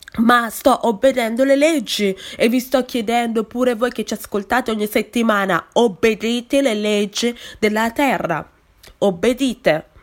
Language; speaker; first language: Italian; non-native, fluent; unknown